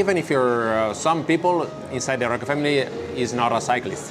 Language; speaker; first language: English; non-native, fluent; Italian